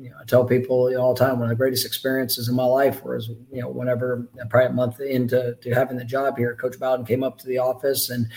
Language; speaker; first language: English; native; English